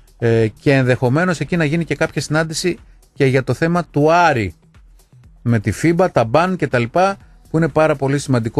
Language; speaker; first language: Greek; native; Greek